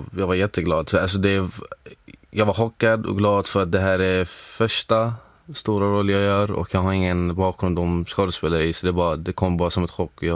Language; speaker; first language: Swedish; non-native, fluent; Arabic